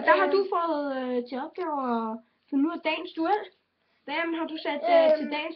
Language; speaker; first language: Danish; native; Danish